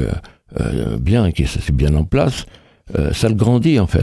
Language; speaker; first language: French; native; French